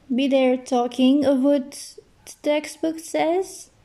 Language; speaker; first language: English; non-native, fluent; Portuguese